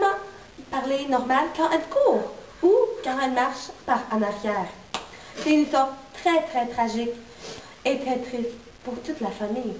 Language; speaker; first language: French; non-native, local second language; English